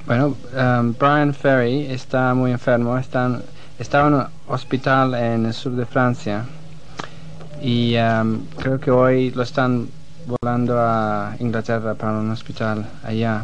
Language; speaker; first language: Spanish; non-native, fluent; English